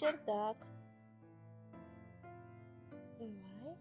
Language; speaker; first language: Russian; native; Russian